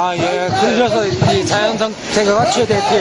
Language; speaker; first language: Korean; native; Korean